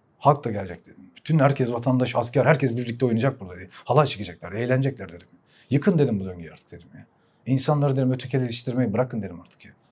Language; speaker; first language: Turkish; early bilingual, heritage; Turkish